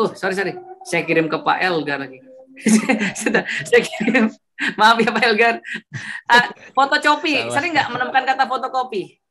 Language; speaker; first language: Indonesian; non-native, local second language; Javanese